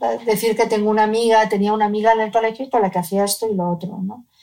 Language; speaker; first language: Spanish; native; Spanish